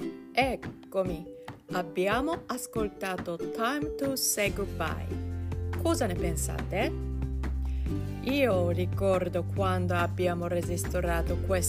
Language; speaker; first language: Italian; non-native, fluent; Japanese